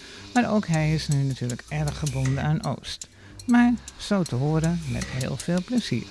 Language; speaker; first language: Dutch; native; Dutch